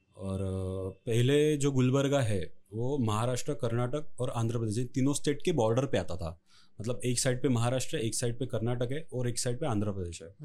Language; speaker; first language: Hindi; non-native, local second language; Marathi